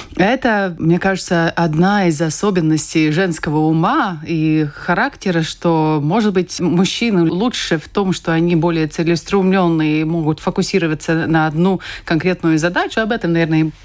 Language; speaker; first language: Russian; non-native, fluent; Latvian